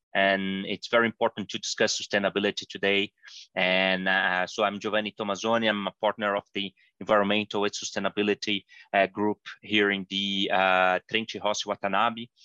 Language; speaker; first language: English; non-native, fluent; Portuguese